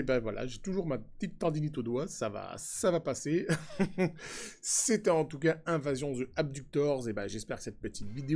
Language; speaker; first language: French; native; French